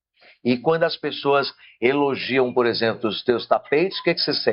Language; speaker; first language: Portuguese; native; Portuguese